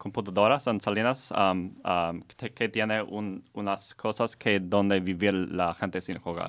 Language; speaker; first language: Spanish; non-native, learner; English